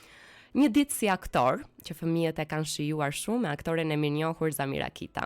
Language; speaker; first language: Albanian; native; Albanian